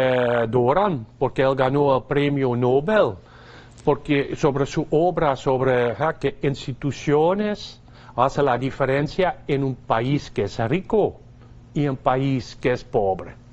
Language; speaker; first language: Spanish; non-native, fluent; Dutch